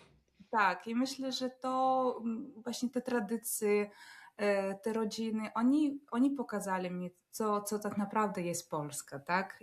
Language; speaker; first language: Polish; non-native, fluent; Russian